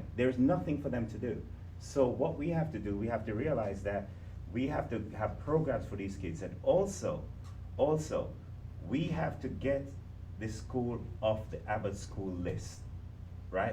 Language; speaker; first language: English; native; English